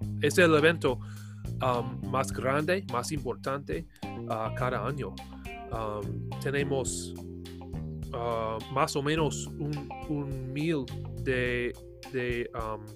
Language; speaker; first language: Spanish; non-native, learner; English